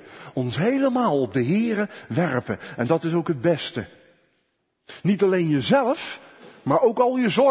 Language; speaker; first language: Dutch; native; Dutch